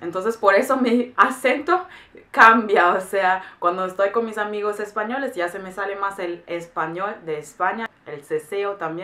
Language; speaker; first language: Spanish; non-native, fluent; German